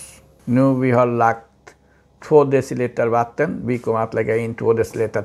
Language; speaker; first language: Swedish; non-native, local second language; Bangla